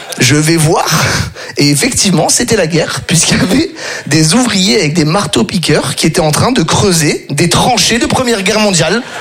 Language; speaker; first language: French; native; French